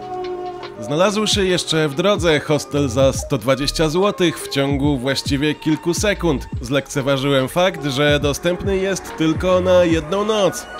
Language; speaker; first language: Polish; native; Polish